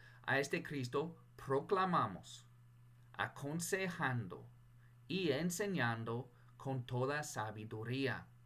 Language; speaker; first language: Spanish; non-native, fluent; English